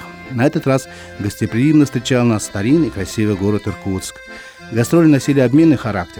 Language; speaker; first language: Russian; native; Russian